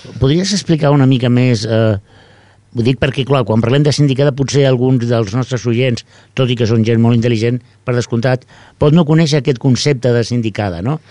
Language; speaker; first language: Catalan; native; Catalan